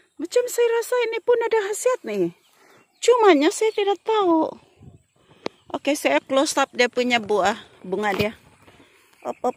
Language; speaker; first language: Malay; non-native, local second language; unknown